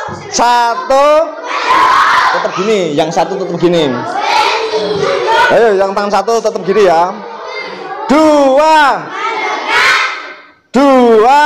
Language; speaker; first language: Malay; non-native, local second language; Javanese